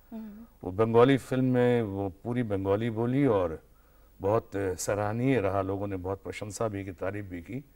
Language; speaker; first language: Hindi; native; Hindi